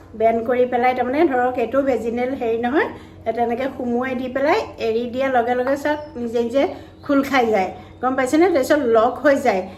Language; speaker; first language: Assamese; native; Assamese